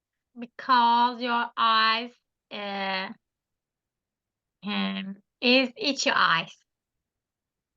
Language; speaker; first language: English; non-native, learner; Turkish